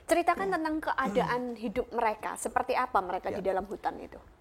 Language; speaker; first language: Indonesian; native; Indonesian